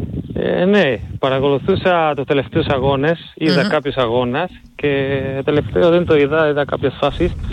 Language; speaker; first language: Greek; non-native, learner; Spanish